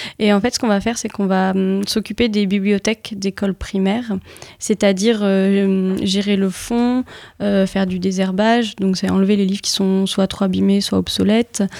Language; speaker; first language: French; native; French